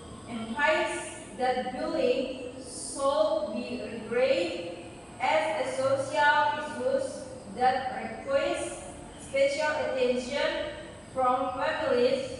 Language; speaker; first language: English; non-native, learner; Indonesian